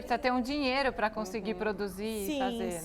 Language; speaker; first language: Portuguese; native; Portuguese